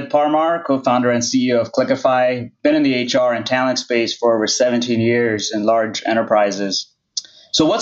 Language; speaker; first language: English; non-native, local second language; Gujarati